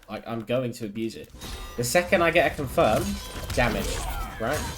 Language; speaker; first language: English; native; English